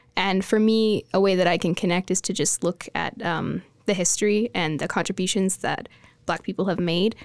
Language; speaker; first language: English; native; English